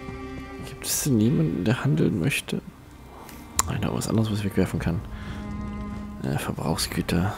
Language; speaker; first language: German; native; German